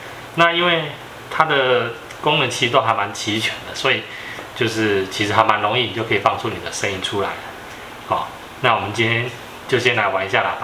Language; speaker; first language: Chinese; native; Chinese